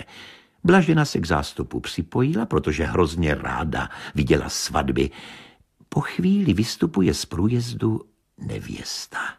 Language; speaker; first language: Czech; native; Czech